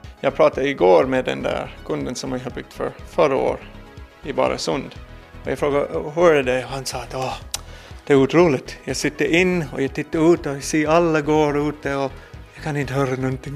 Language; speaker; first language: Swedish; non-native, learner; English